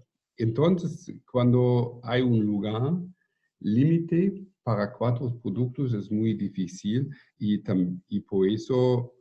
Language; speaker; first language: Spanish; non-native, fluent; German